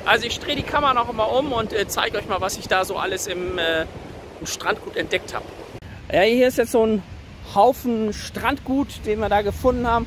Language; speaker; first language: German; native; German